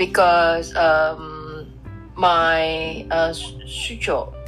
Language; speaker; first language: English; non-native, fluent; Indonesian